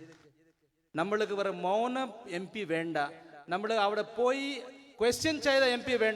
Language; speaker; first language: Malayalam; non-native, learner; Urdu